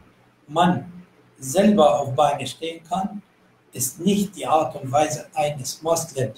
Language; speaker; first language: German; non-native, fluent; Arabic